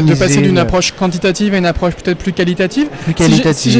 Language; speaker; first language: French; native; French